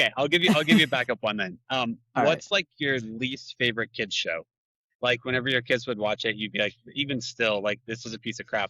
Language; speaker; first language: English; native; English